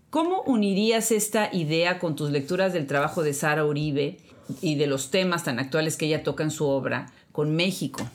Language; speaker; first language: Spanish; native; Spanish